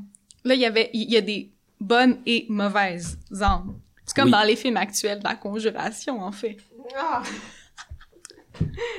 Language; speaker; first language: French; native; French